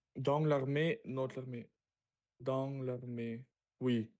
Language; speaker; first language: French; non-native, learner; Russian